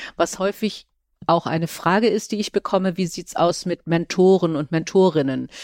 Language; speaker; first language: German; native; German